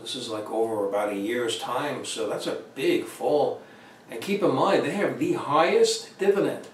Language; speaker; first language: English; native; English